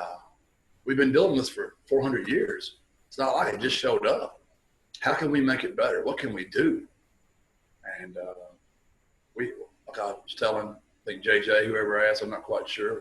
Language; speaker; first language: English; native; English